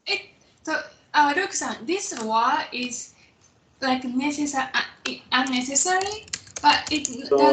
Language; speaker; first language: English; non-native, fluent; Japanese